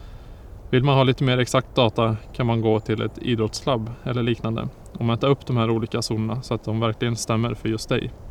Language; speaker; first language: Swedish; native; Swedish